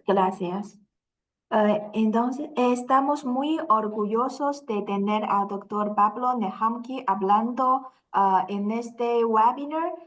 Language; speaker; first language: Spanish; non-native, fluent; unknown